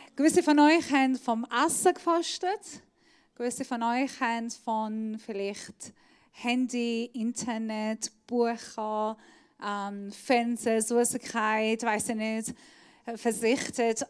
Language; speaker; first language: German; non-native, fluent; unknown